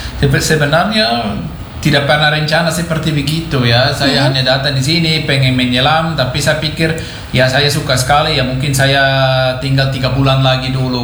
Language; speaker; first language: Indonesian; non-native, fluent; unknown